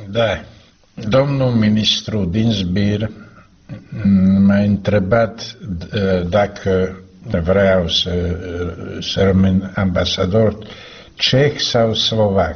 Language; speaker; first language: Romanian; non-native, learner; Slovak